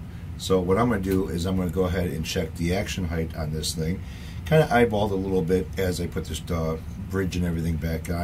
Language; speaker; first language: English; native; English